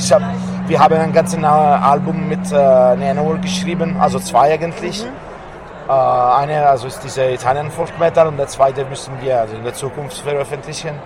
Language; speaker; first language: German; non-native, fluent; Italian